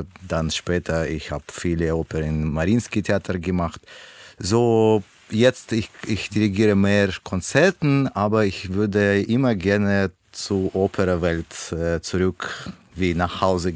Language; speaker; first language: German; non-native, learner; Russian